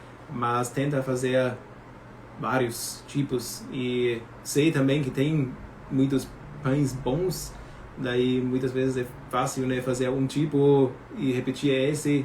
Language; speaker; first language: Portuguese; non-native, fluent; German